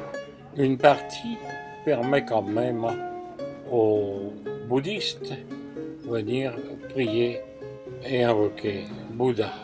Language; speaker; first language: French; native; French